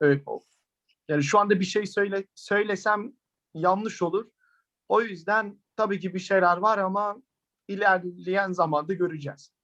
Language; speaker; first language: Turkish; early bilingual, heritage; Turkish